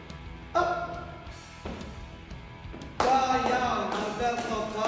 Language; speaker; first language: Welsh; non-native, local second language; English